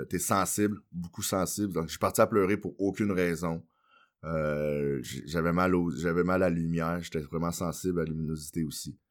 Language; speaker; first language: French; early bilingual, other home language; Haitian Creole